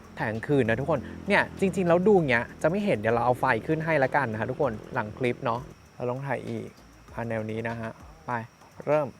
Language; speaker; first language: Thai; native; Thai